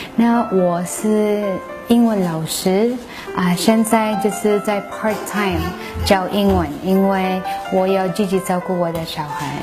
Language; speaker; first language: Chinese; non-native, fluent; Filipino